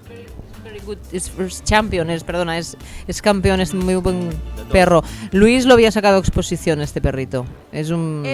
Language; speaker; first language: Spanish; native; Spanish